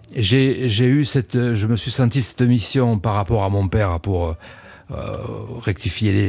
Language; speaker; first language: French; native; French